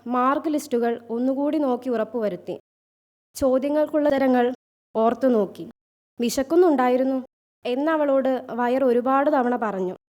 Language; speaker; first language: Malayalam; native; Malayalam